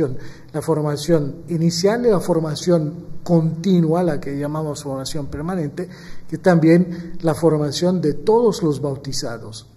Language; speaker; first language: Spanish; non-native, fluent; Maltese